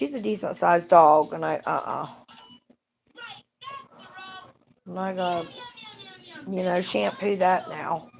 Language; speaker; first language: English; native; English